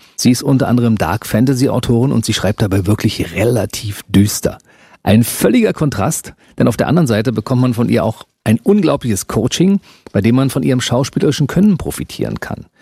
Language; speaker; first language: German; native; German